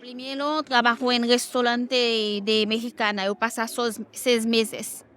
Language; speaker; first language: Spanish; non-native, local second language; Haitian Creole